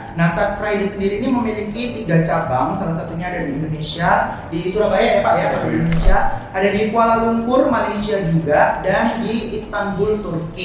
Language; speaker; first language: Indonesian; native; Indonesian